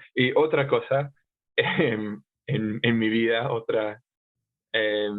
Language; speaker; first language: Spanish; non-native, fluent; English